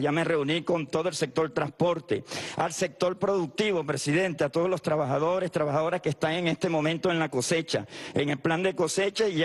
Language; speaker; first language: Spanish; native; Spanish